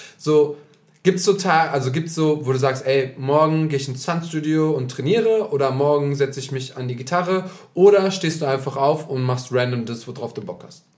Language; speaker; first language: German; native; German